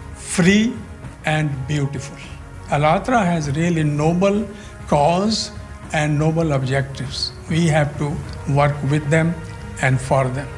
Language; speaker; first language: English; non-native, local second language; Nepali